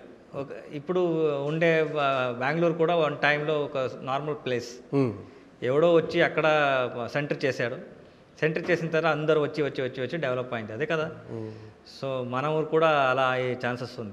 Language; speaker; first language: Telugu; non-native, local second language; Kannada